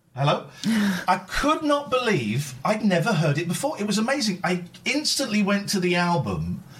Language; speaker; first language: English; native; English